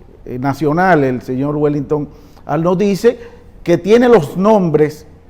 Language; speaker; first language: Spanish; native; Spanish